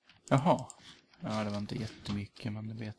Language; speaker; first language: Swedish; native; Swedish